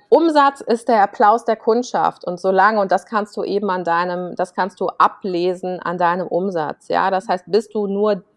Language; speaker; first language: German; native; German